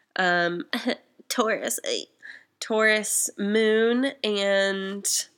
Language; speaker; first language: English; native; English